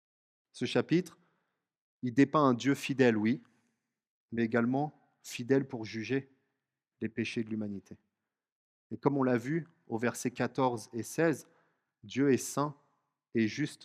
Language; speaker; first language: French; native; French